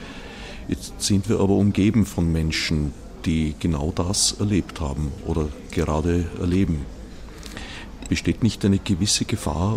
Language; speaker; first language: German; native; German